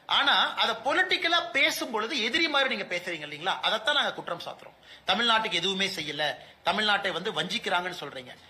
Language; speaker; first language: Tamil; native; Tamil